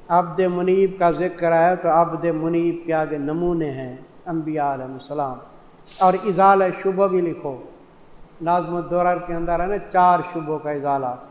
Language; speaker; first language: Urdu; non-native, local second language; Saraiki